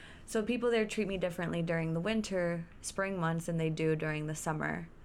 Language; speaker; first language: English; early bilingual, other home language; Spanish